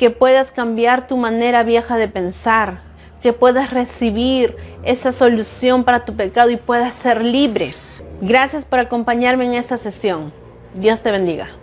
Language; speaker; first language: Spanish; native; Spanish